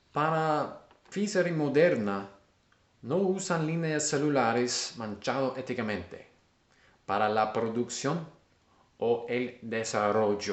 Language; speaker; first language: Spanish; non-native, learner; English